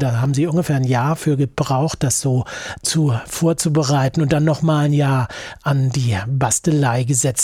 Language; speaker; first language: German; native; German